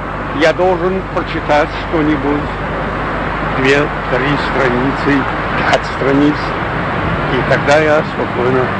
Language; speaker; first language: Russian; non-native, local second language; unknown